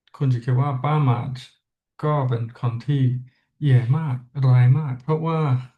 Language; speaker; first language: Thai; non-native, learner; English